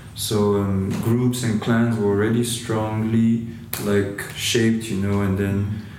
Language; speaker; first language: English; non-native, fluent; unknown